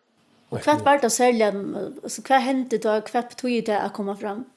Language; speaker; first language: Danish; non-native, local second language; Faroese